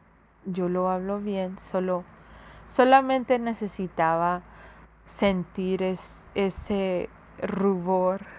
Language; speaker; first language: Spanish; early bilingual, heritage; Spanish